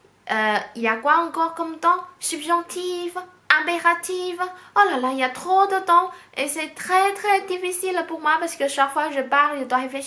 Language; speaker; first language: French; non-native, fluent; Chinese